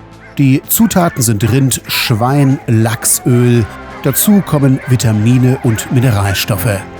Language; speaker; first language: German; native; German